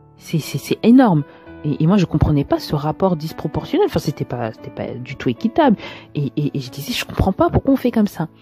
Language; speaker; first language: French; early bilingual, other home language; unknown